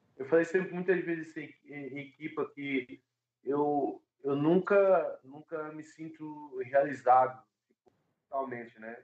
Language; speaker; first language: Portuguese; native; Portuguese